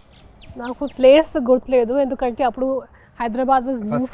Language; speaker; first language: Telugu; non-native, local second language; Hindi